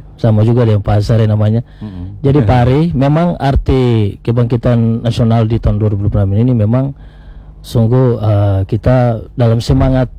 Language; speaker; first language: Indonesian; native; Indonesian